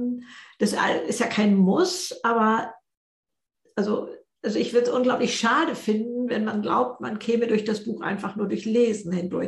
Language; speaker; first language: German; native; German